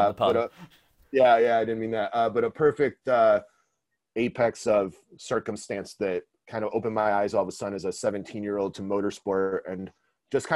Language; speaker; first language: English; native; English